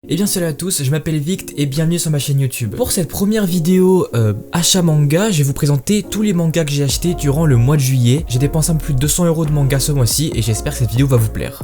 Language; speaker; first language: French; native; French